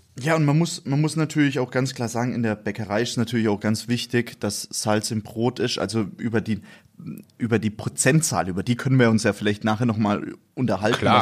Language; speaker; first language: German; native; German